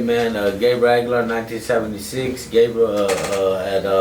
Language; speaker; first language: English; native; English